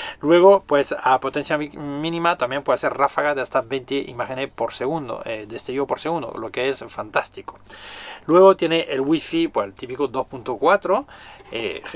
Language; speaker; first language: Spanish; non-native, fluent; French